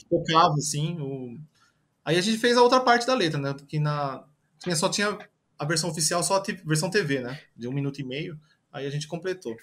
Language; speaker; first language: Portuguese; early bilingual, other home language; Japanese